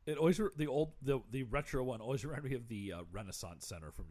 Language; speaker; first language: English; native; English